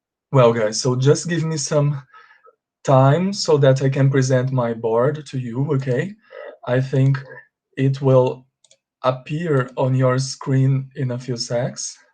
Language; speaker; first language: English; non-native, fluent; Portuguese